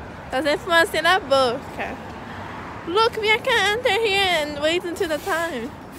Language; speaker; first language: English; non-native, learner; Portuguese